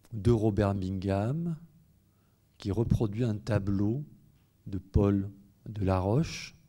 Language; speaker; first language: French; native; French